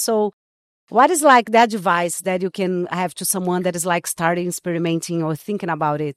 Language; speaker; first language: English; non-native, fluent; Portuguese